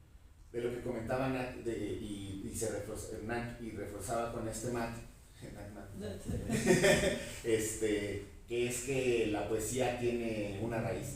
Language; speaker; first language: Spanish; native; Spanish